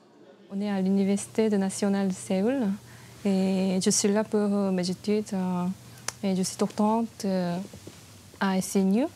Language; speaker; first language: French; non-native, fluent; Korean